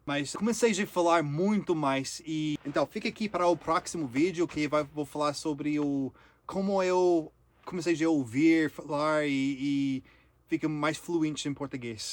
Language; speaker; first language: Portuguese; non-native, learner; English